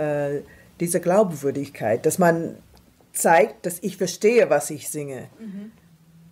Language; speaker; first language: German; non-native, fluent; English